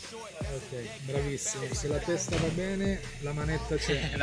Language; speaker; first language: Italian; native; Italian